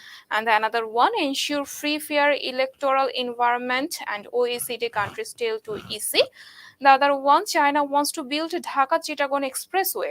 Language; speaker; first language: English; non-native, local second language; Bangla